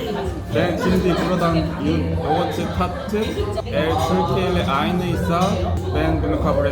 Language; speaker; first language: Turkish; non-native, learner; Korean